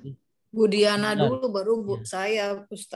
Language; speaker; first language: Indonesian; native; Indonesian